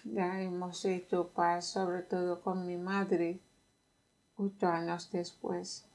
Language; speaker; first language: Spanish; non-native, fluent; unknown